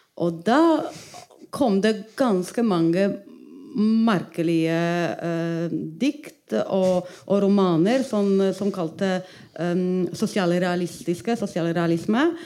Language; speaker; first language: Norwegian; non-native, fluent; Polish